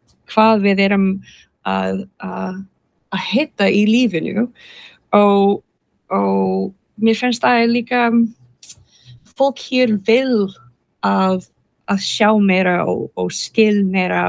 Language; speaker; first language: Icelandic; non-native, fluent; English